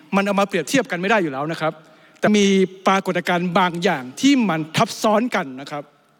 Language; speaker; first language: Thai; non-native, local second language; Hmong